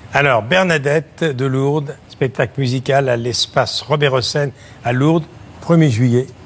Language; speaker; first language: French; native; French